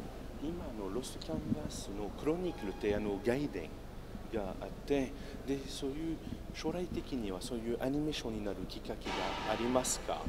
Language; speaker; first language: Japanese; non-native, fluent; French